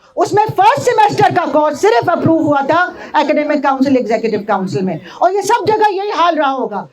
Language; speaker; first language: Hindi; native; Hindi